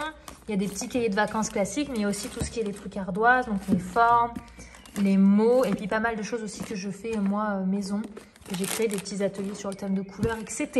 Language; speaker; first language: French; native; French